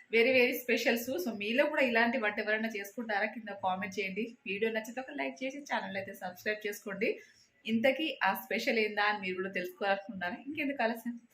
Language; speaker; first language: Telugu; non-native, local second language; Lambadi